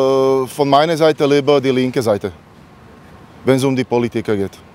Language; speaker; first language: German; non-native, learner; Slovak